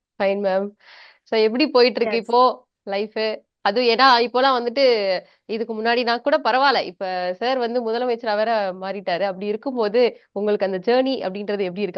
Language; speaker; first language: Tamil; native; Tamil